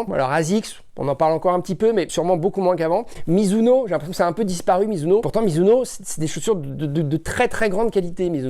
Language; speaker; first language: French; native; French